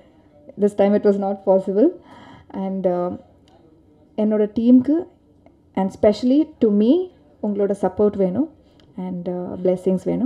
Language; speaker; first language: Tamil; non-native, learner; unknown